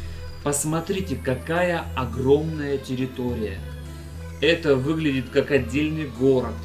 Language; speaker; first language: Russian; native; Russian